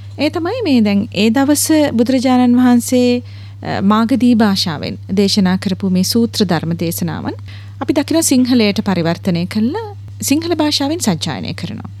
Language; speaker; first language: Sinhala; native; Sinhala